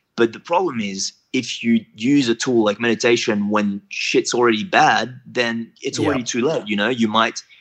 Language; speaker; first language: English; non-native, fluent; French